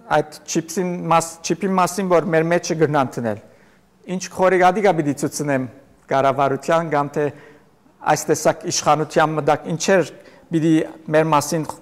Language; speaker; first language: Armenian; native; Armenian